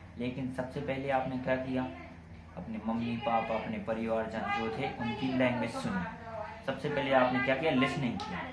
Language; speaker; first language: Hindi; native; Hindi